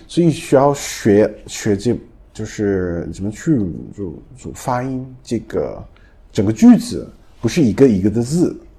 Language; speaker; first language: Chinese; non-native, fluent; English